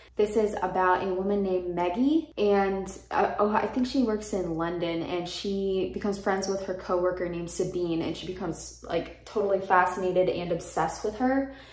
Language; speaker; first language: English; native; English